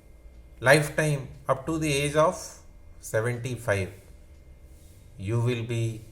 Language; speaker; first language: English; non-native, local second language; Hindi